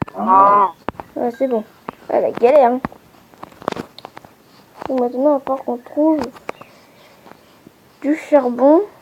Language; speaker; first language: French; native; French